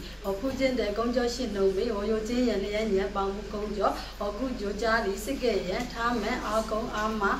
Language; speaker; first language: Chinese; non-native, learner; Burmese